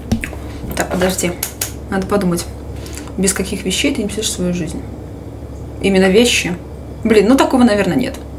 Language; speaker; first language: Russian; native; Russian